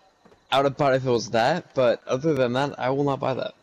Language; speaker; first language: English; native; English